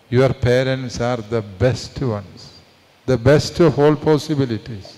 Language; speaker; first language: English; non-native, local second language; Malayalam